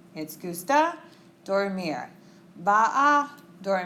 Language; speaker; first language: Spanish; non-native, fluent; English